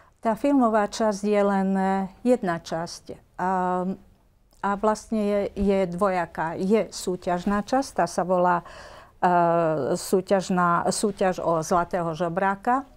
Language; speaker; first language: Slovak; native; Slovak